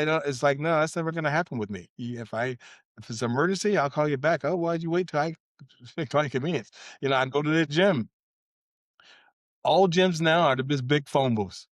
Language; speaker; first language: English; native; English